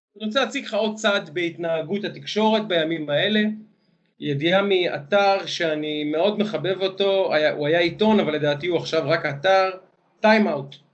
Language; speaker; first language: Hebrew; native; Hebrew